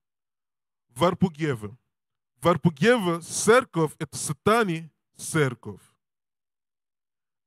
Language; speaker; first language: Russian; non-native, learner; English